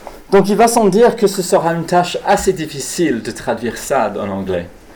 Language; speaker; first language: French; non-native, fluent; English